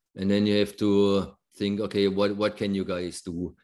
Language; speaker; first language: English; non-native, fluent; German